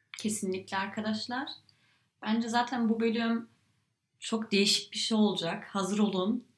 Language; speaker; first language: Turkish; early bilingual, heritage; Turkish